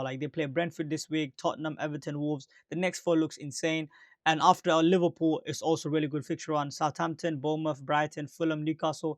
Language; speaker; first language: English; native; English